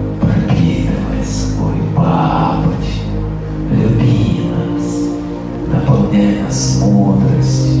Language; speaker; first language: Russian; native; Russian